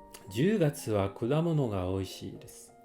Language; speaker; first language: Japanese; non-native, fluent; French